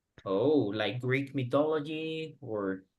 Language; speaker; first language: English; non-native, fluent; Spanish